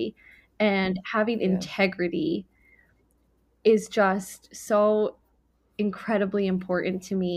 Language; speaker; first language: English; native; English